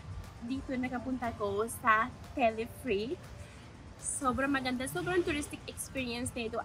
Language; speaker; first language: Filipino; non-native, learner; Arabic